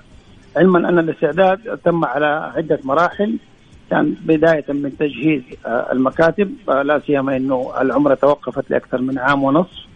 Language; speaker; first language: Arabic; native; Arabic